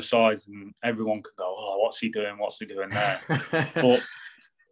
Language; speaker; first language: English; native; English